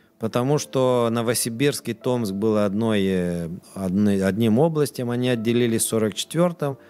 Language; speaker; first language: Russian; non-native, local second language; Romanian